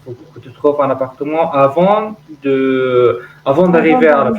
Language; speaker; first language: French; non-native, learner; Arabic